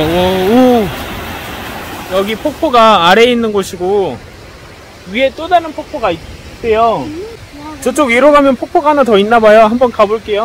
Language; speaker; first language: Korean; native; Korean